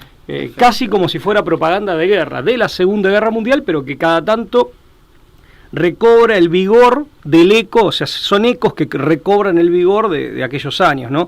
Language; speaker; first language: Spanish; native; Spanish